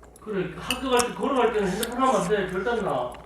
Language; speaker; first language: Korean; native; Korean